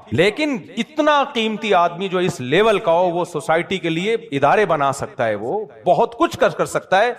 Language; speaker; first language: Urdu; native; Urdu